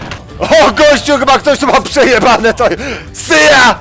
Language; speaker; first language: Polish; native; Polish